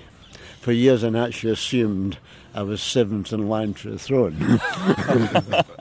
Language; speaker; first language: English; native; English